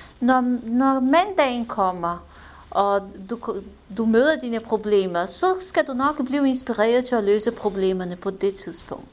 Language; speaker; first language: Danish; non-native, fluent; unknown